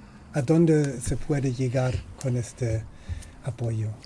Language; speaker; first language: Spanish; non-native, fluent; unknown